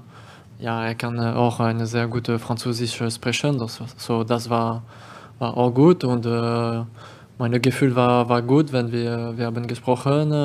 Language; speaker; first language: German; non-native, learner; French